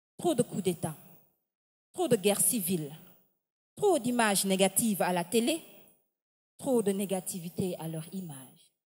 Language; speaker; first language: French; non-native, local second language; Wolof